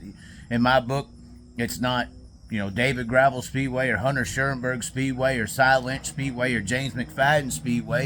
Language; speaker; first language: English; native; English